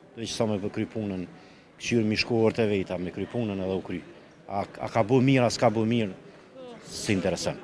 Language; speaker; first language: Albanian; native; Albanian